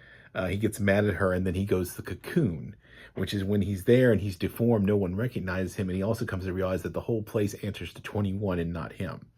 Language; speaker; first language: English; native; English